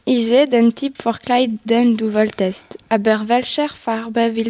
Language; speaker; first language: German; non-native, learner; French